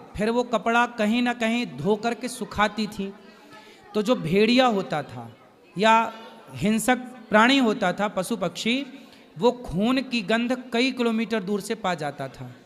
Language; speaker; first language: Hindi; native; Hindi